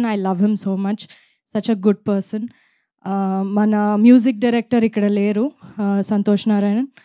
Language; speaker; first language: Telugu; non-native, fluent; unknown